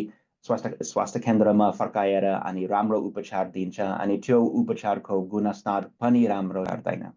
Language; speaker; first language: Nepali; non-native, fluent; English